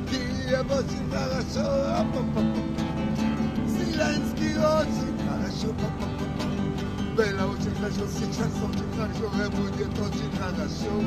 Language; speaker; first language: Russian; non-native, learner; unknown